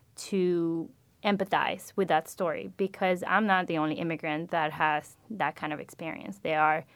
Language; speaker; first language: English; non-native, fluent; Spanish